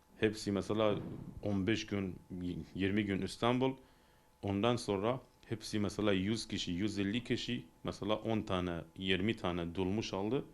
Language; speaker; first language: Turkish; non-native, learner; Persian